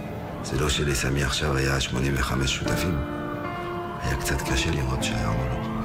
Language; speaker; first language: Hebrew; non-native, fluent; French